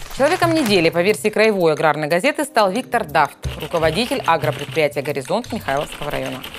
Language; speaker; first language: Russian; native; Russian